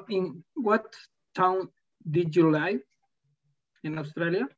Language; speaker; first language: English; non-native, learner; Spanish